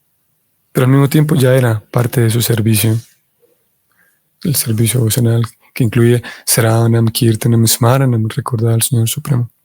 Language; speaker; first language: Spanish; native; Spanish